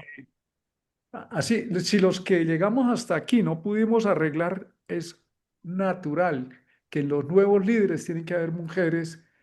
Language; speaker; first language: Spanish; native; Spanish